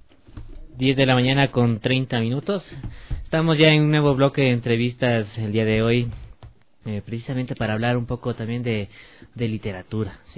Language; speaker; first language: Spanish; native; Spanish